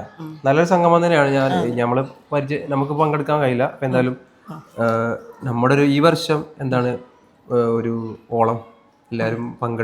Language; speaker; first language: Malayalam; native; Malayalam